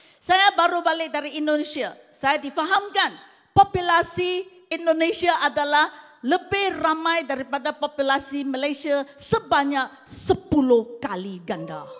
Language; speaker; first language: Malay; non-native, local second language; Chinese